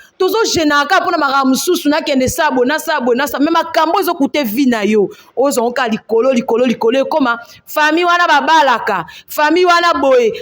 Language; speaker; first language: Lingala; non-native, local second language; Swahili